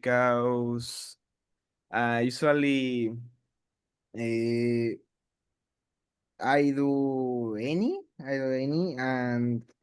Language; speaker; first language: English; non-native, learner; Spanish